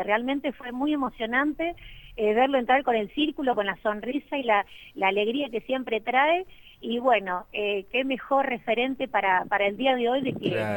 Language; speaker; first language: Spanish; native; Spanish